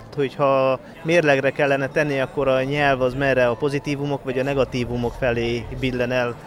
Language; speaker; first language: Hungarian; native; Hungarian